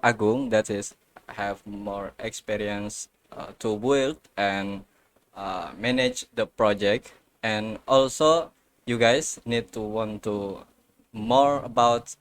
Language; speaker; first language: English; non-native, learner; Indonesian